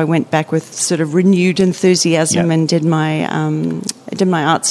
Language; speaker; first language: English; native; English